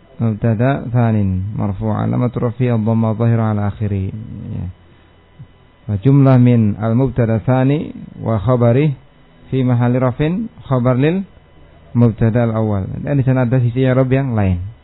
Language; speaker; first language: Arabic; non-native, fluent; Indonesian